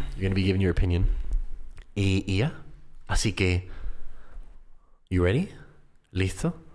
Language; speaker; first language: English; early bilingual, other home language; Spanish